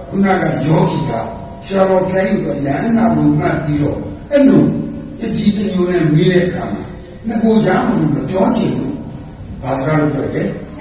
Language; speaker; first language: Burmese; native; Burmese